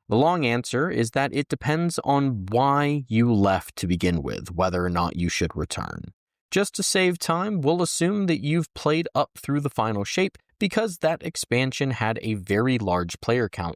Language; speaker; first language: English; native; English